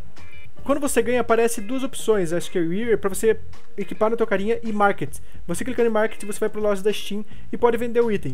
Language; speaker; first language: Portuguese; native; Portuguese